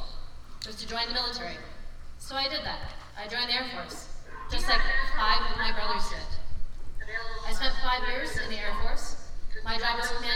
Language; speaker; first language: English; native; English